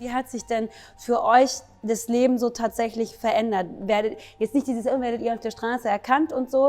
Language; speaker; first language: German; native; German